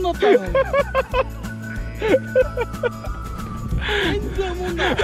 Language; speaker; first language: Japanese; native; Japanese